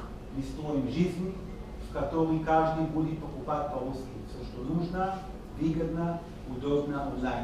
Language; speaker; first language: Russian; non-native, learner; Hebrew